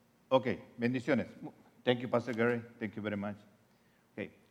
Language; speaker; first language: English; non-native, learner; Spanish